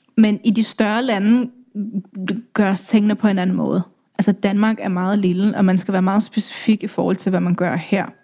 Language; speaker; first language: Danish; early bilingual, other home language; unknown